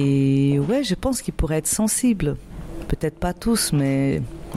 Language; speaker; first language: French; non-native, fluent; Portuguese